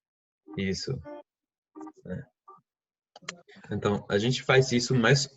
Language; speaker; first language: Portuguese; non-native, fluent; English